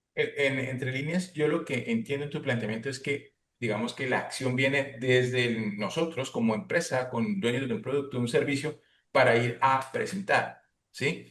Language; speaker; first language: Spanish; native; Spanish